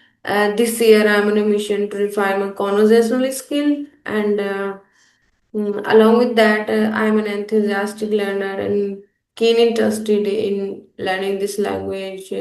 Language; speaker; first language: English; non-native, local second language; Hindi